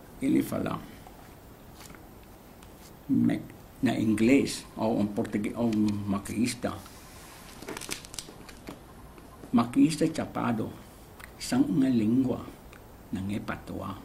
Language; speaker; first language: Portuguese; non-native, learner; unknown